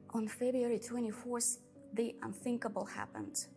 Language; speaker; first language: English; non-native, fluent; Russian